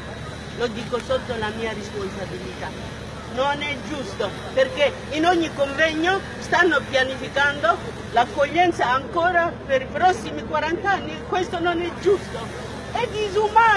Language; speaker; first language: Italian; non-native, fluent; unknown